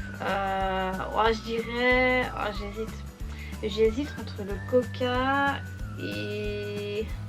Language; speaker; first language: French; native; French